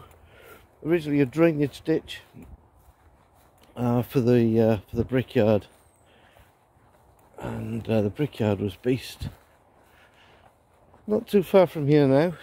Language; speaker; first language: English; native; English